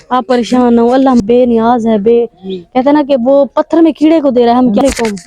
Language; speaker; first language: Urdu; non-native, local second language; Punjabi